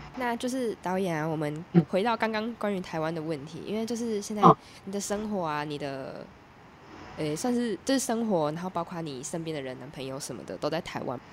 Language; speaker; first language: Chinese; native; Chinese